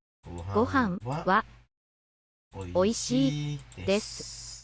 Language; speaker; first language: Japanese; non-native, learner; English